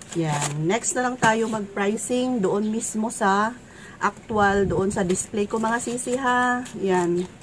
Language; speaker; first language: Filipino; native; Filipino